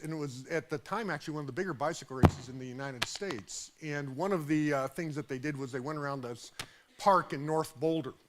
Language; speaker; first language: English; native; English